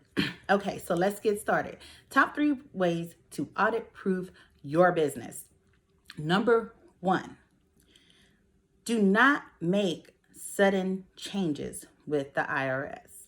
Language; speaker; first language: English; native; English